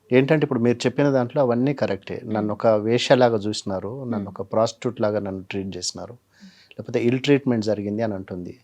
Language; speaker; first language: Telugu; native; Telugu